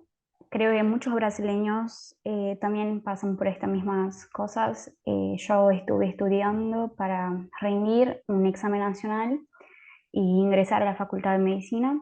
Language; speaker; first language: Spanish; native; Spanish